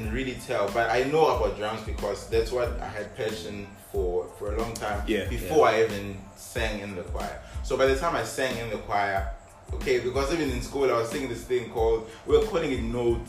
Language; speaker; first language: English; non-native, local second language; Zulu